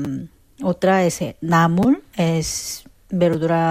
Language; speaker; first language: Spanish; non-native, fluent; Korean